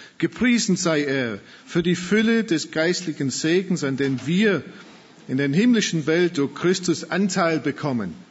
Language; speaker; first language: German; non-native, fluent; English